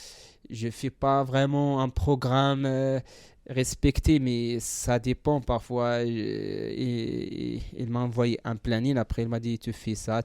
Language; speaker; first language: French; non-native, learner; Central Atlas Tamazight